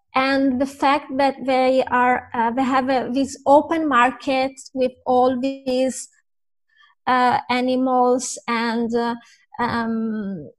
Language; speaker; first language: English; non-native, fluent; Italian